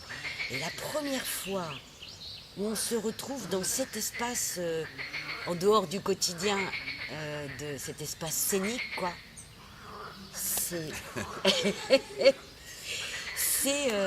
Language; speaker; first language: French; native; French